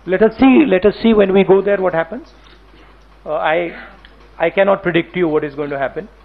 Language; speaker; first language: English; non-native, local second language; Hindi